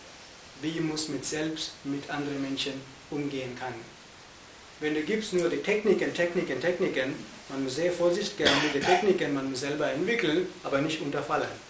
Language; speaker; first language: German; non-native, fluent; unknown